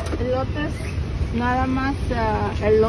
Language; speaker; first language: Spanish; native; Spanish